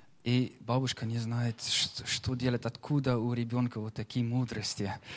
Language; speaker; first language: Russian; non-native, learner; English